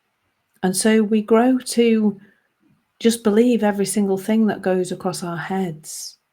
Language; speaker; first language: English; native; English